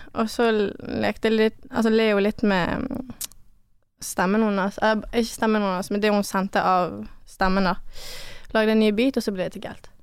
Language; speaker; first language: Norwegian; early bilingual, other home language; French